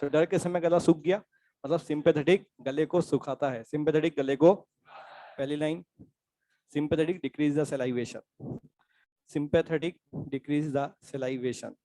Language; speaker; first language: Hindi; native; Hindi